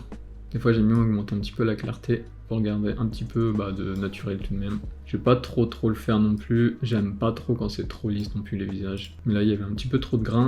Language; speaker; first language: French; native; French